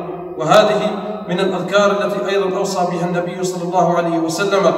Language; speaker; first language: Arabic; native; Arabic